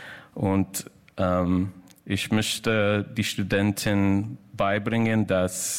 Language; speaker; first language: German; non-native, fluent; English